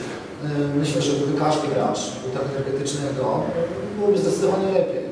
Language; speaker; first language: Polish; native; Polish